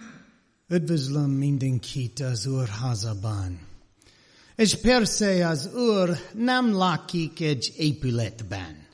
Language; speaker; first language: Hungarian; non-native, learner; English